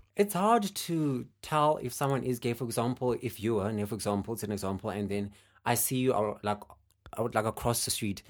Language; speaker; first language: English; non-native, local second language; Xhosa